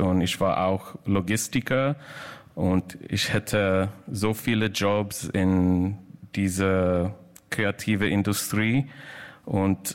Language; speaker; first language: German; non-native, learner; English